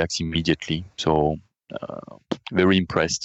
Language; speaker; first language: English; non-native, fluent; French